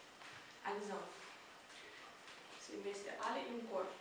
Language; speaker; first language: German; non-native, fluent; Russian